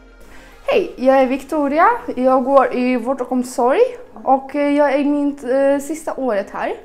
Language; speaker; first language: Swedish; early bilingual, other home language; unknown